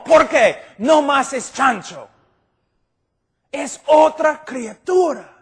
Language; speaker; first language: Spanish; non-native, fluent; English